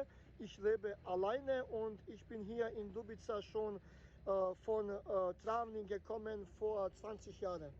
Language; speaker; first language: German; non-native, learner; Bosnian